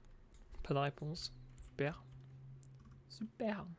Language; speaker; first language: French; native; French